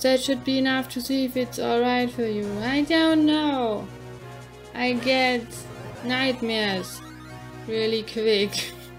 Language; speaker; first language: English; non-native, fluent; German